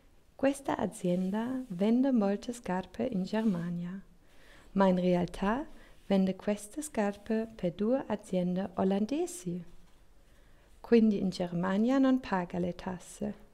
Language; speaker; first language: Italian; non-native, learner; German